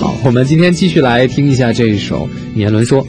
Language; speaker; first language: Chinese; native; Chinese